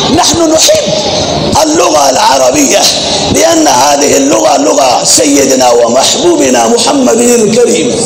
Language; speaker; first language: Arabic; non-native, fluent; Urdu